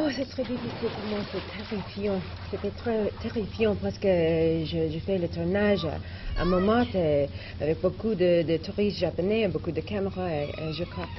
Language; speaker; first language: French; non-native, learner; English